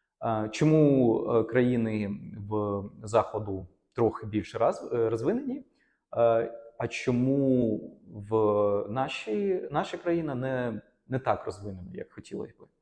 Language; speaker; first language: Ukrainian; non-native, local second language; Russian